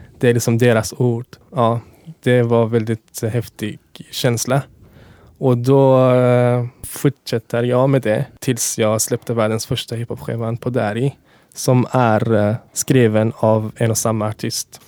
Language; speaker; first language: Swedish; non-native, fluent; Persian